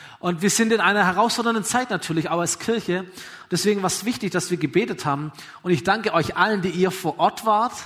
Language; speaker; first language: German; native; German